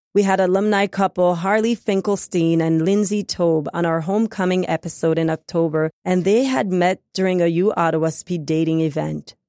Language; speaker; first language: English; native; English